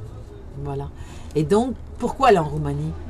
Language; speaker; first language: French; native; French